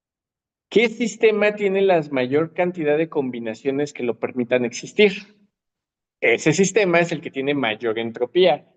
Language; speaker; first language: Spanish; native; Spanish